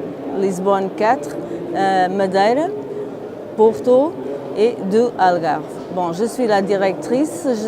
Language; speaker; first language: French; non-native, fluent; Portuguese